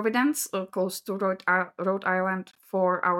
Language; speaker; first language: English; non-native, fluent; Czech